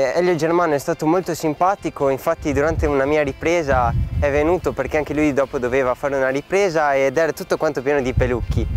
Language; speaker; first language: Italian; native; Italian